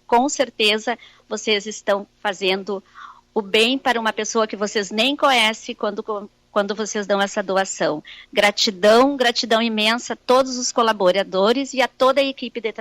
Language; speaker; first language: Portuguese; native; Portuguese